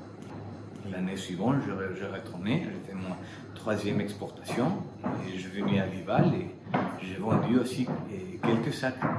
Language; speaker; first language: French; non-native, fluent; Spanish